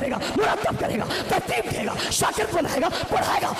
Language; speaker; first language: Urdu; native; Urdu